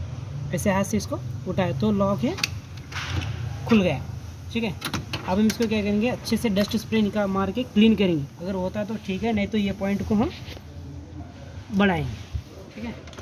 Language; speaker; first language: Hindi; native; Hindi